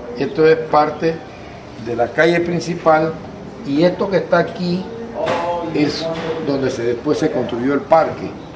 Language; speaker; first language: Spanish; native; Spanish